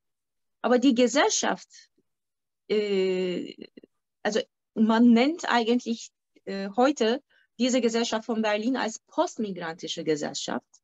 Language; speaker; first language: German; non-native, fluent; Turkish